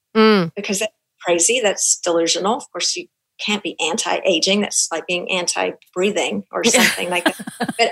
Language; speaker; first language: English; native; English